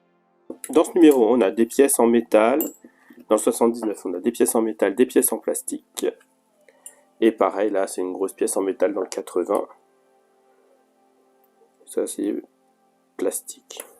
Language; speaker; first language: French; native; French